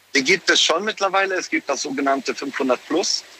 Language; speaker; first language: German; early bilingual, other home language; Polish